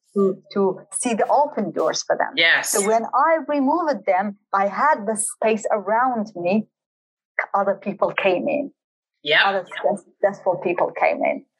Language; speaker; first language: English; non-native, fluent; Kurdish